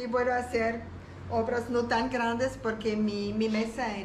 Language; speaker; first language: Spanish; non-native, learner; German